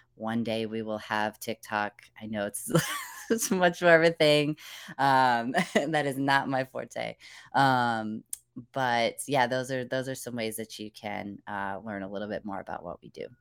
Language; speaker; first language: English; native; English